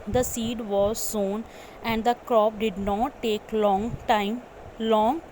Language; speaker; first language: English; non-native, local second language; Punjabi